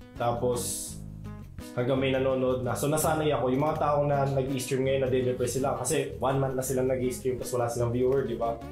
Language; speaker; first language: Filipino; native; Filipino